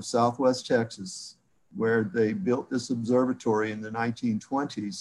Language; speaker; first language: English; native; English